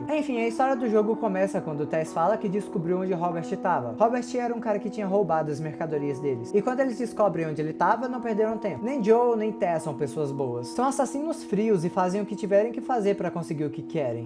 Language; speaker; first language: Portuguese; native; Portuguese